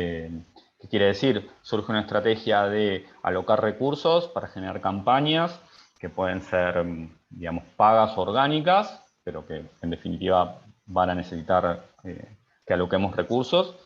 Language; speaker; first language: Spanish; native; Spanish